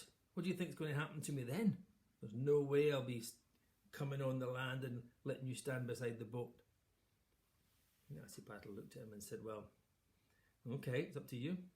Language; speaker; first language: English; native; English